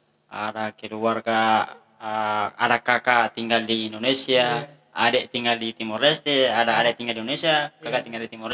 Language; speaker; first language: Indonesian; non-native, fluent; Tetum